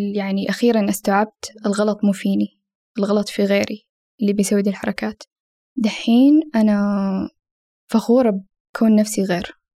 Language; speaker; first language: Arabic; native; Arabic